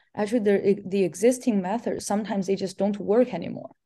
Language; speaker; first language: English; non-native, fluent; Chinese